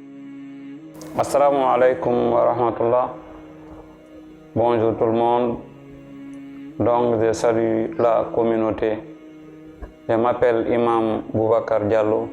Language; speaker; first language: French; non-native, local second language; Wolof